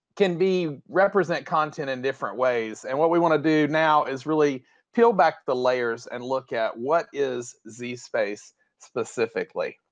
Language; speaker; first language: English; native; English